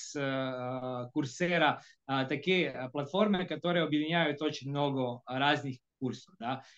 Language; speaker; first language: Russian; non-native, fluent; Croatian